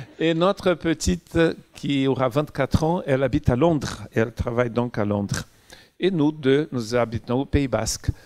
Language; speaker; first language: French; non-native, fluent; Portuguese